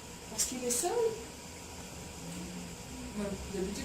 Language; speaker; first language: French; non-native, fluent; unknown